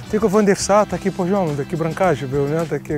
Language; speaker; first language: Polish; non-native, learner; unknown